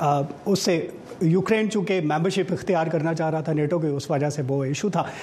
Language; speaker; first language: Urdu; native; Urdu